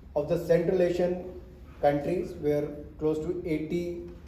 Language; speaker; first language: English; non-native, local second language; Hindi